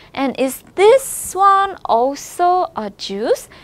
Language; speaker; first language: English; non-native, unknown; Korean